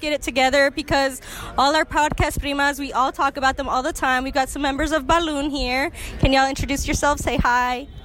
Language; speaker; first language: English; early bilingual, other home language; Spanish